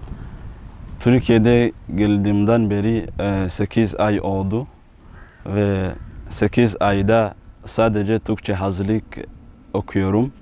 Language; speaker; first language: Turkish; non-native, learner; Kinyarwanda